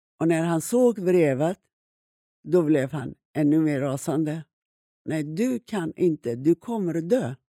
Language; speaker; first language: Swedish; non-native, fluent; Persian